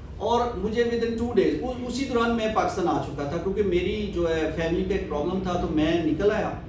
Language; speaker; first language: Urdu; non-native, local second language; Punjabi